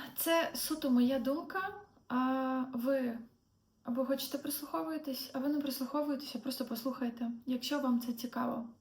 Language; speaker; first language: Ukrainian; non-native, local second language; Russian